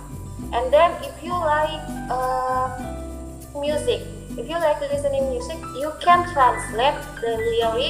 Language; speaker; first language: English; non-native, learner; Indonesian